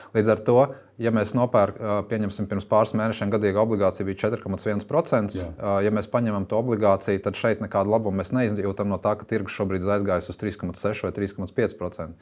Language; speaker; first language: Latvian; native; Latvian